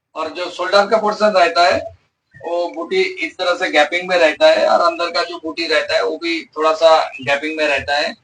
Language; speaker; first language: Hindi; non-native, local second language; Bangla